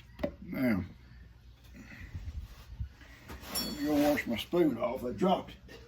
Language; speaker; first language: English; native; English